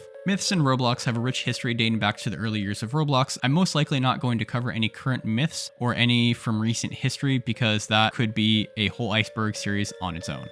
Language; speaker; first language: English; native; English